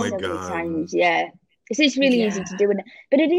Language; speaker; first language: English; native; English